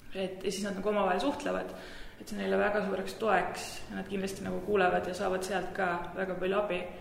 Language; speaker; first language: Estonian; native; Estonian